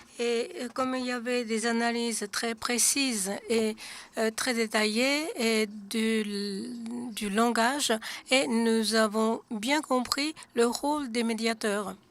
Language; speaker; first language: French; non-native, fluent; Japanese